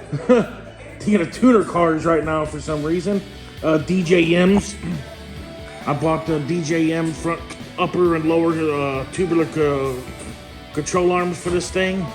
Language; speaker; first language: English; native; English